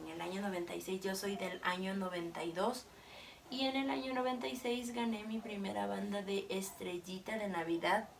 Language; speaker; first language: Spanish; native; Spanish